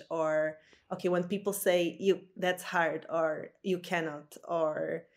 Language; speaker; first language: English; non-native, fluent; Slovak